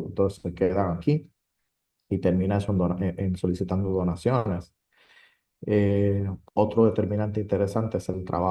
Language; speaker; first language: Spanish; native; Spanish